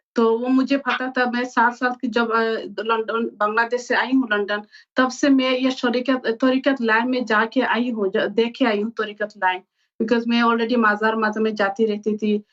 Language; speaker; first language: Urdu; non-native, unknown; Bangla